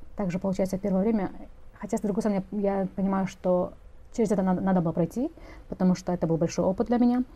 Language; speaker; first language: Russian; non-native, local second language; Kazakh